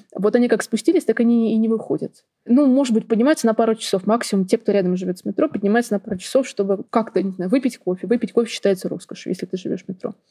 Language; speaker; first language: Russian; native; Russian